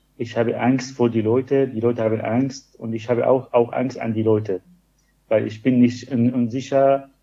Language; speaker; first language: German; non-native, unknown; Arabic